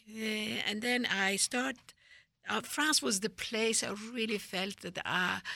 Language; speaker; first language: English; non-native, fluent; Persian